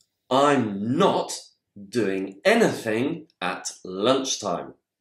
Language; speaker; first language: English; native; English